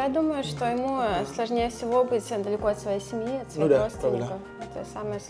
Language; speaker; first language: Russian; native; Russian